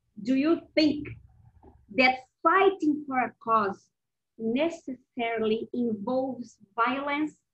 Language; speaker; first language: English; non-native, fluent; Portuguese